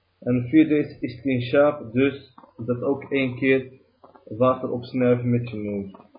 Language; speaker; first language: Dutch; early bilingual, other home language; Arabic